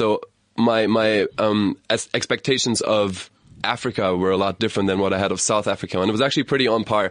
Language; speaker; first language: English; non-native, fluent; German